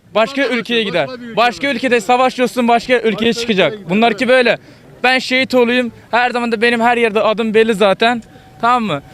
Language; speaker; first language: Turkish; non-native, fluent; Arabic